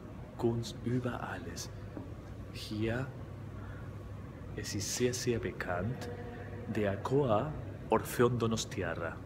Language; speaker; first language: German; non-native, fluent; Spanish